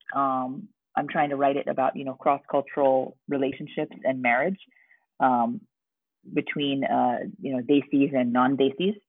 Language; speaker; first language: English; native; English